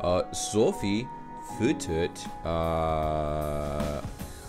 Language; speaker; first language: German; non-native, learner; English